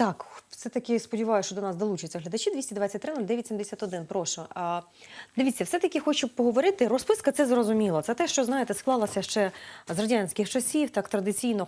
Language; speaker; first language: Ukrainian; native; Ukrainian